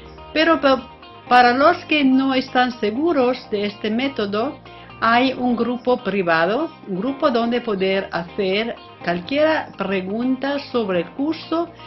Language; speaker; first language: Spanish; non-native, fluent; Italian